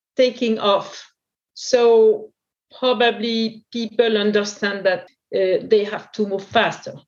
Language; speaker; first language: English; non-native, fluent; French